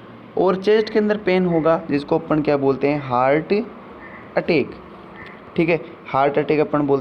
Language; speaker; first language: Hindi; native; Hindi